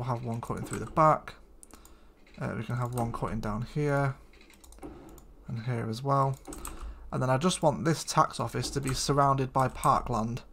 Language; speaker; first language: English; native; English